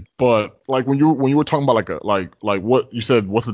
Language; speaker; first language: English; native; English